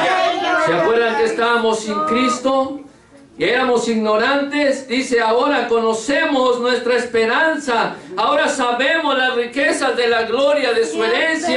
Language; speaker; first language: Spanish; native; Spanish